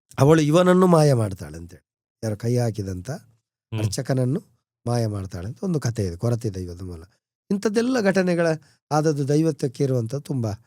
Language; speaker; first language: Kannada; non-native, local second language; Tulu